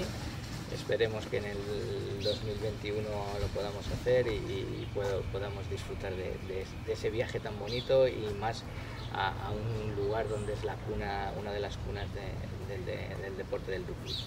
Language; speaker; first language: Spanish; native; Spanish